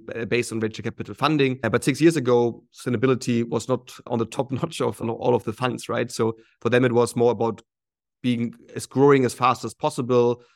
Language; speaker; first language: English; non-native, fluent; German